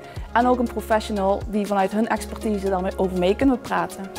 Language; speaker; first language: Dutch; native; Dutch